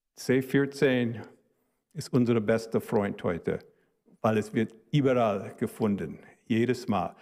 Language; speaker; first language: German; early bilingual, heritage; German